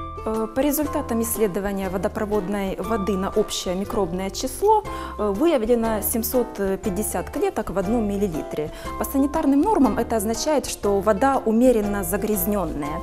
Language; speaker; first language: Russian; native; Russian